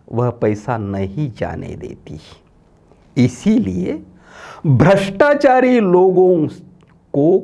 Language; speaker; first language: Hindi; non-native, local second language; Marathi